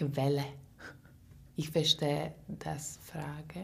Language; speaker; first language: German; non-native, learner; English